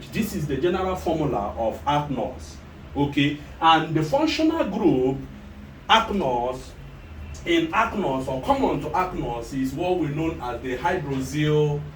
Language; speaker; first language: English; non-native, local second language; Igbo